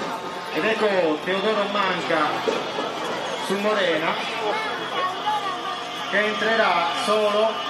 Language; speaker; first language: Italian; native; Italian